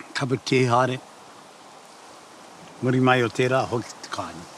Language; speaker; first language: Māori; native; Māori